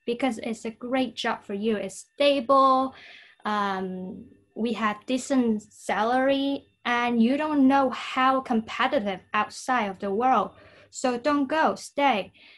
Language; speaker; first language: English; non-native, fluent; Cantonese